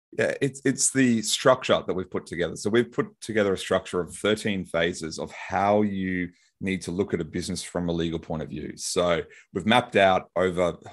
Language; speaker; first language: English; native; English